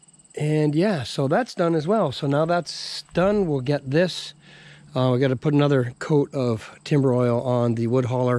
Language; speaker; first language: English; native; English